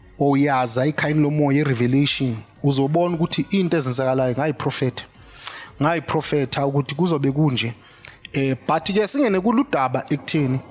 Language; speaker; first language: Zulu; native; Zulu